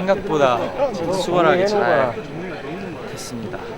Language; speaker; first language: Korean; native; Korean